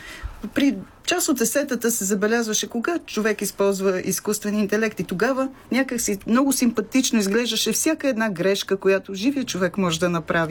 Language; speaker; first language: Bulgarian; native; Bulgarian